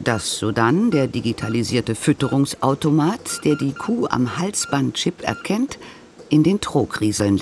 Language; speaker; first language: German; native; German